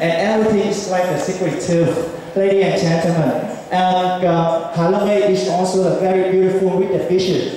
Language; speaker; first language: English; non-native, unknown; Vietnamese